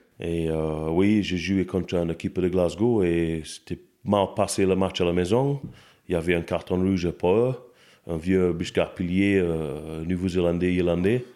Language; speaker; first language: French; non-native, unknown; English